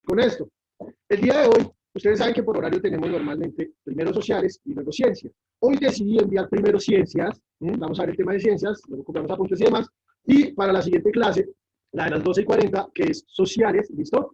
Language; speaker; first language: Spanish; native; Spanish